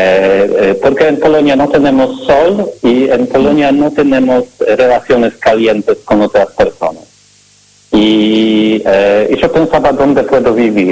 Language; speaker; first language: Spanish; non-native, learner; Polish